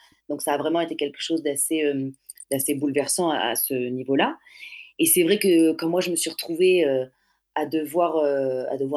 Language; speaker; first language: French; native; French